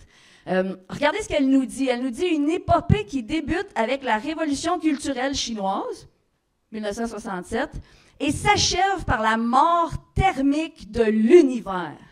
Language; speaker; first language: French; native; French